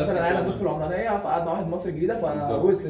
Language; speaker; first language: Arabic; native; Arabic